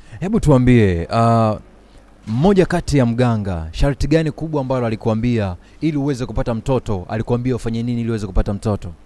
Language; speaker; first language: Swahili; native; Swahili